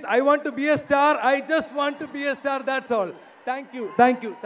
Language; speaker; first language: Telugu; non-native, learner; Malayalam